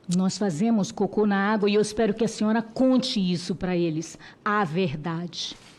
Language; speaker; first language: Portuguese; non-native, local second language; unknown